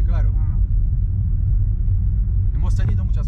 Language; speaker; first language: Spanish; non-native, learner; Polish